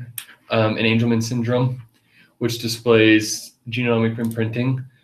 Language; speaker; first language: English; native; English